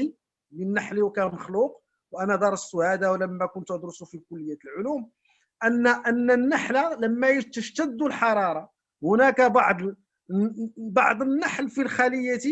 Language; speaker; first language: Arabic; native; Arabic